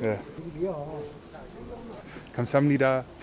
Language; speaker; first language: Korean; non-native, learner; English